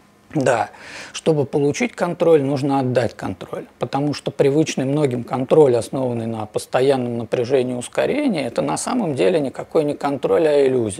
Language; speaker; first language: Russian; native; Russian